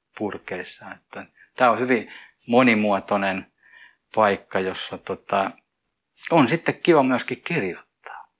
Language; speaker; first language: Finnish; native; Finnish